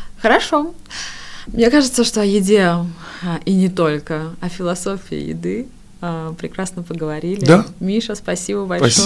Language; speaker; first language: Russian; non-native, fluent; Georgian